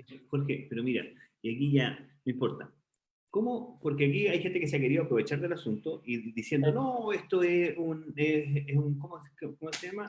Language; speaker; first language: Spanish; native; Spanish